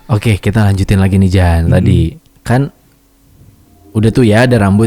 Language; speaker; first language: Indonesian; native; Indonesian